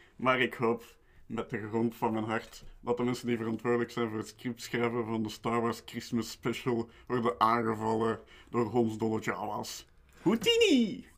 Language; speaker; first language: Dutch; native; Dutch